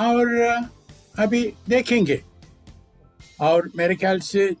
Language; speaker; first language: Hindi; non-native, local second language; Malayalam